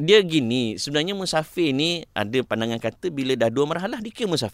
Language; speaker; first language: Malay; native; Malay